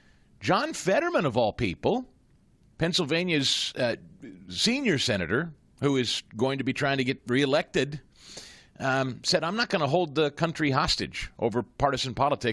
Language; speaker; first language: English; native; English